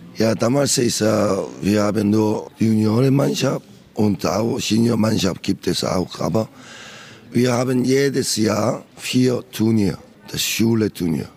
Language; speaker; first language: German; non-native, learner; Korean